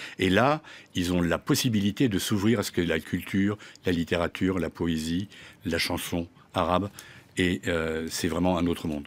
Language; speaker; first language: French; native; French